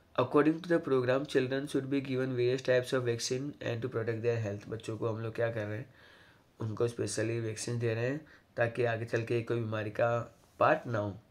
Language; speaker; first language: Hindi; non-native, local second language; Gujarati